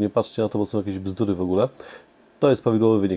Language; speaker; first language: Polish; native; Polish